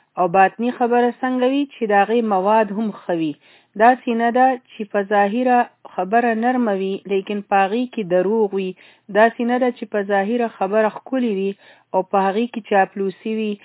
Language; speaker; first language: Pashto; native; Pashto